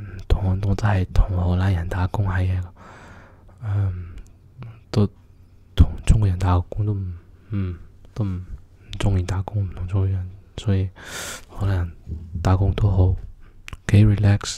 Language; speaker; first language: Cantonese; early bilingual, heritage; Cantonese